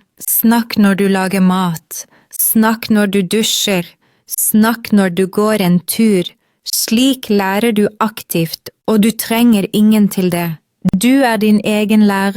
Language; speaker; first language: Norwegian; non-native, fluent; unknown